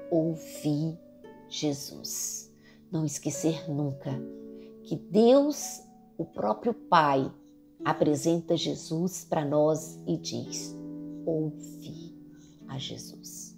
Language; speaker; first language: Portuguese; native; Portuguese